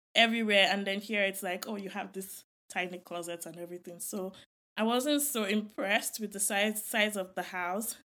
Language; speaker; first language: English; non-native, local second language; Yoruba